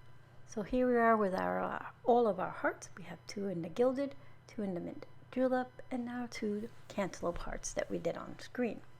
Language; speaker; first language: English; native; English